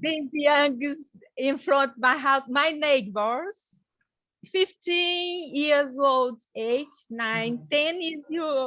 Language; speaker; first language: English; non-native, learner; Portuguese